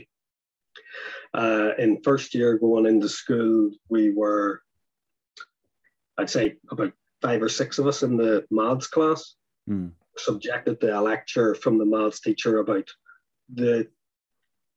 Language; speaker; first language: English; native; English